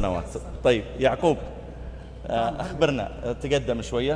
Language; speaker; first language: Arabic; native; Arabic